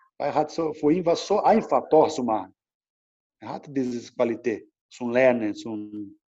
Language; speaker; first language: German; non-native, learner; Portuguese